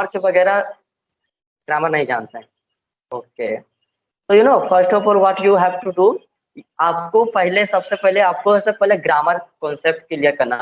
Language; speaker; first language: Hindi; native; Hindi